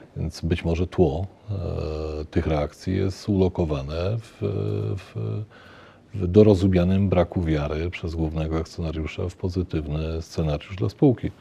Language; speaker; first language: Polish; native; Polish